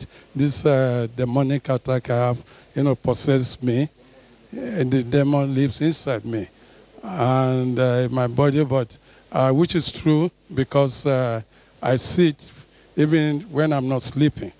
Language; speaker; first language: English; non-native, local second language; Yoruba